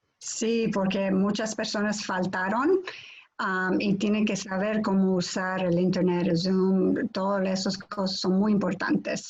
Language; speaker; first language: Spanish; non-native, fluent; English